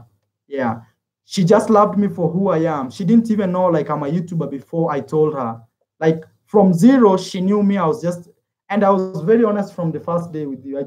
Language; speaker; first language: English; non-native, fluent; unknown